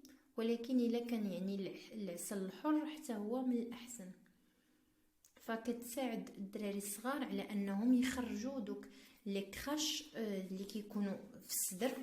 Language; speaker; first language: Arabic; native; Arabic